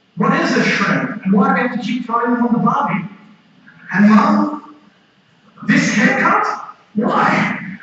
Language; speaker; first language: English; native; English